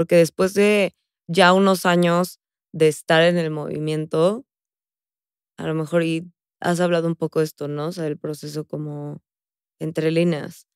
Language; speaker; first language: Spanish; native; Spanish